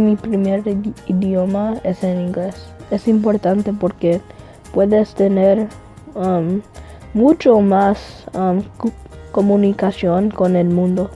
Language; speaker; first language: Spanish; non-native, learner; English